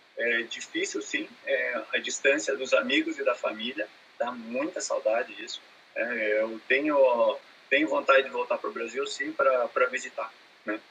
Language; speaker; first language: Portuguese; native; Portuguese